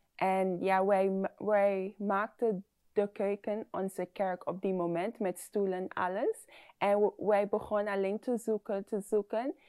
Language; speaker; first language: Dutch; non-native, fluent; English